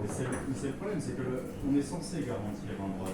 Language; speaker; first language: French; native; French